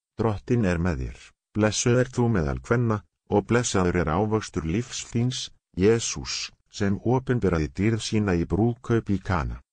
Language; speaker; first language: Icelandic; non-native, learner; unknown